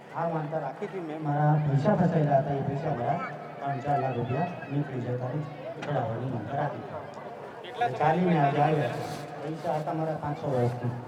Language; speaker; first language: Gujarati; native; Gujarati